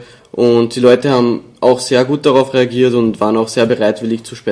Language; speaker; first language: German; native; German